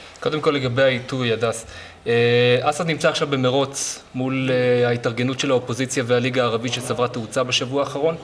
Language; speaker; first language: Hebrew; native; Hebrew